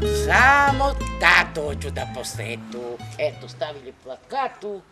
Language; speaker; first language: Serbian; non-native, local second language; Romany